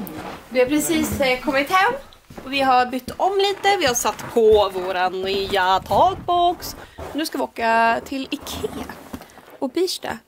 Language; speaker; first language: Swedish; native; Swedish